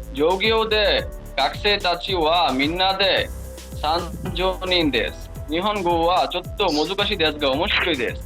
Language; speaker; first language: Japanese; non-native, learner; Bangla